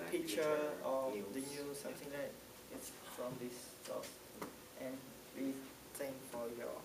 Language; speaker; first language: English; non-native, learner; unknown